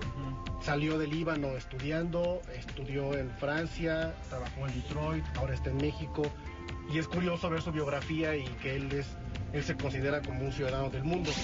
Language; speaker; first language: Spanish; native; Spanish